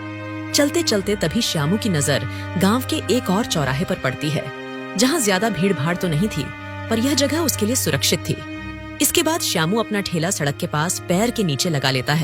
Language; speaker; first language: Hindi; native; Hindi